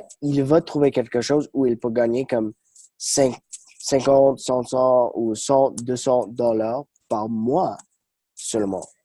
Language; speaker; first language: French; non-native, fluent; English